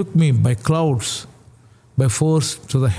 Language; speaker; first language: English; non-native, local second language; Telugu